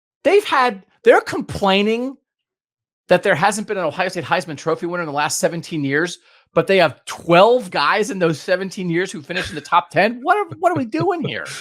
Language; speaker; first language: English; native; English